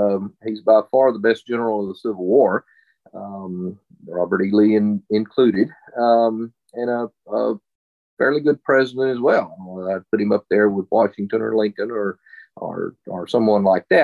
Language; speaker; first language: English; native; English